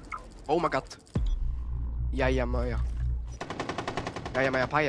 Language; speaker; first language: Icelandic; native; Icelandic